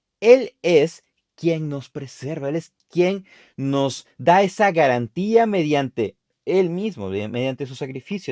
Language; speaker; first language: Spanish; native; Spanish